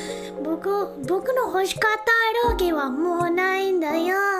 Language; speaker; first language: Japanese; non-native, learner; English